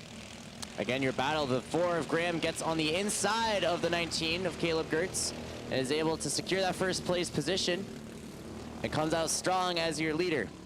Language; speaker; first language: English; native; English